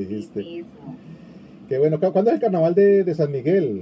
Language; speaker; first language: Spanish; native; Spanish